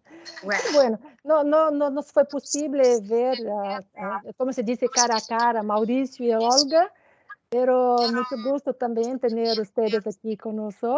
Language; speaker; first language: Spanish; non-native, fluent; Portuguese